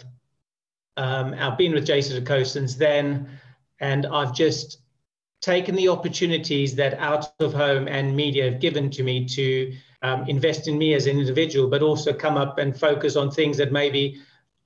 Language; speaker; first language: English; native; English